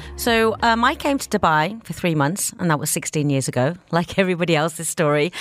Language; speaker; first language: English; native; English